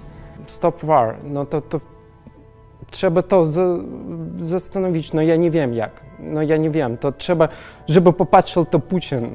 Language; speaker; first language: Polish; non-native, learner; Russian